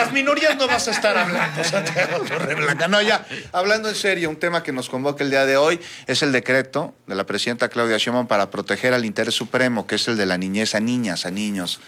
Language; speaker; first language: Spanish; native; Spanish